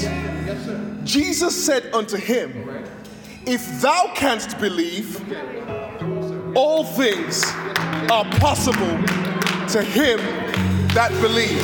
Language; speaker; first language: English; native; English